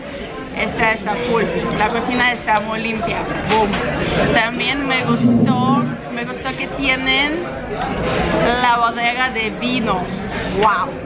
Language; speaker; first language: Spanish; non-native, learner; Russian